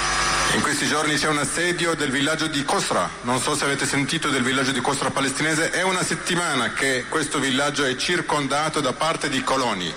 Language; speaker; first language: Italian; native; Italian